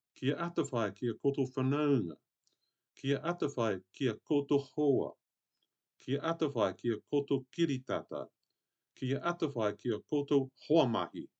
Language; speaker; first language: Māori; non-native, local second language; English